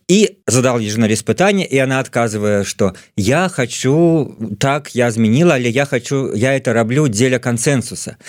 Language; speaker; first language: Belarusian; non-native, local second language; Russian